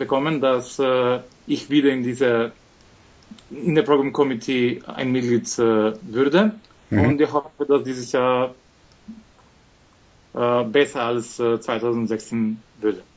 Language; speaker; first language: German; non-native, fluent; Macedonian